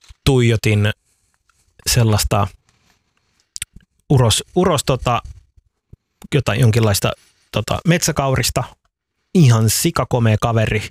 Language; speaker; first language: Finnish; early bilingual, other home language; Somali